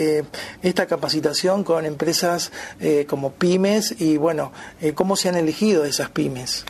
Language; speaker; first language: Spanish; native; Spanish